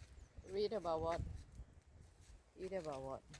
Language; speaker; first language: English; non-native, learner; Thai